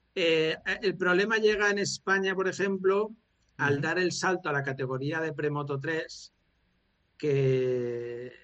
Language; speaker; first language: Spanish; native; Spanish